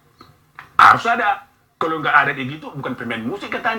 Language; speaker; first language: Indonesian; non-native, local second language; Batak Toba